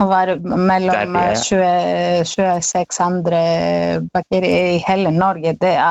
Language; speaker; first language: Norwegian; non-native, learner; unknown